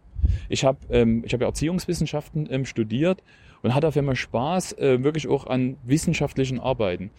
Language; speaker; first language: German; native; German